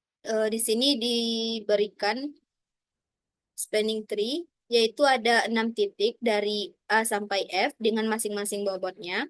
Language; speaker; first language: Indonesian; native; Indonesian